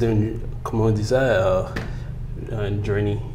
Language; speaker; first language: French; early bilingual, heritage; French